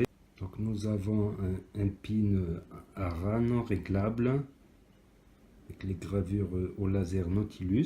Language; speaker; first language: French; native; French